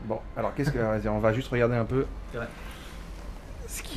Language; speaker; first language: French; native; French